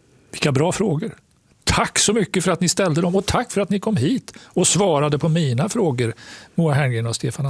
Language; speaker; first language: Swedish; native; Swedish